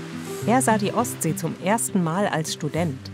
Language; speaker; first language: German; native; German